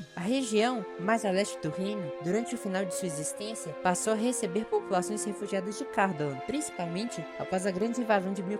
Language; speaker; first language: Portuguese; native; Portuguese